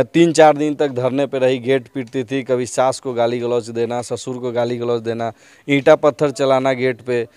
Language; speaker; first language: Hindi; native; Hindi